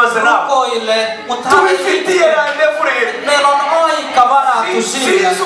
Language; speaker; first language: Finnish; non-native, fluent; Kinyarwanda